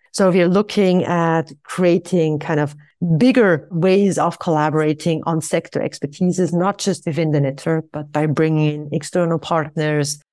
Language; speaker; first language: English; non-native, fluent; Swiss German